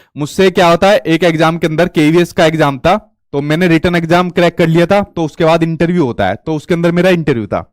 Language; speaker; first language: Hindi; native; Hindi